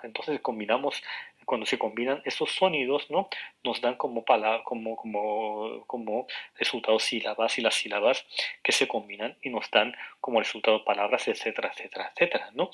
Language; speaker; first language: Spanish; non-native, fluent; Arabic